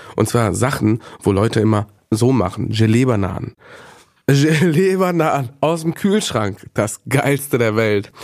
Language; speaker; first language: German; early bilingual, other home language; Bosnian